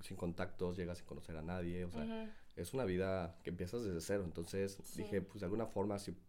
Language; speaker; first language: Spanish; native; Spanish